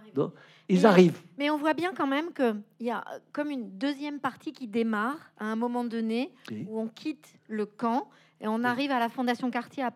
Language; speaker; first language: French; native; French